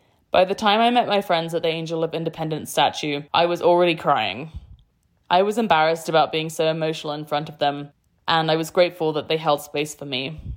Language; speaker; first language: English; native; English